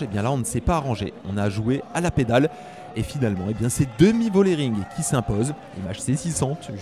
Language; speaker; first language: French; native; French